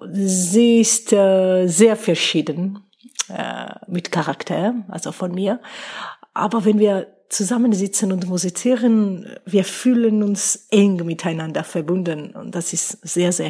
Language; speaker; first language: German; non-native, fluent; Georgian